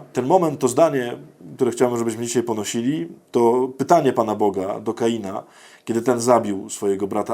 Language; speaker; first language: Polish; native; Polish